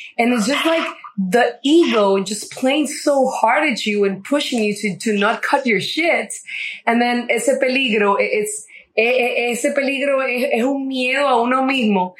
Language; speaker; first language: English; non-native, fluent; Spanish